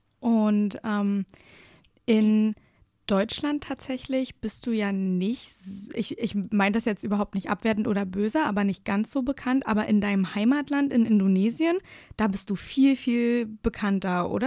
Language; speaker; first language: German; native; German